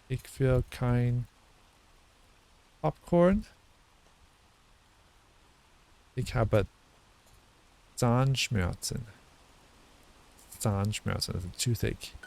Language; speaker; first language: German; non-native, learner; English